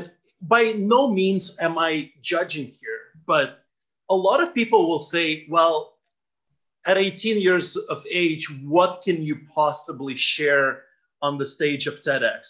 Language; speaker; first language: English; non-native, fluent; Ukrainian